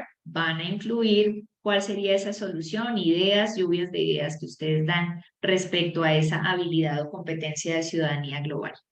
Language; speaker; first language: Spanish; native; Spanish